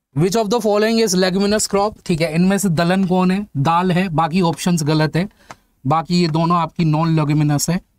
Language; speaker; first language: Hindi; native; Hindi